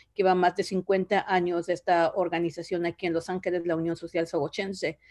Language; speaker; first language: Spanish; early bilingual, other home language; Zapotec